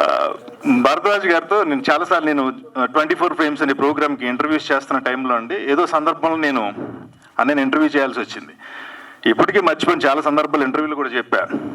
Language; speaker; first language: Telugu; native; Telugu